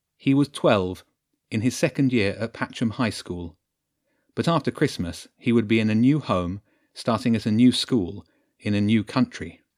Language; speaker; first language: English; native; English